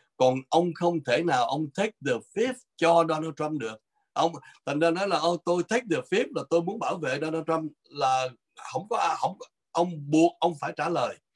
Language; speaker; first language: Vietnamese; native; Vietnamese